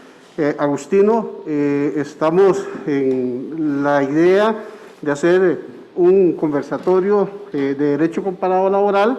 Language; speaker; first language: Spanish; native; Spanish